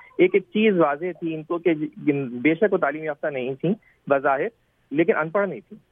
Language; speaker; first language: Urdu; native; Urdu